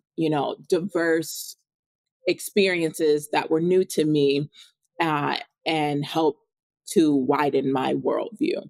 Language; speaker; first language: English; native; English